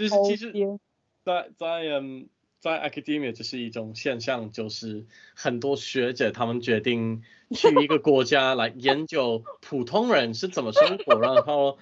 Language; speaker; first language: Chinese; non-native, fluent; English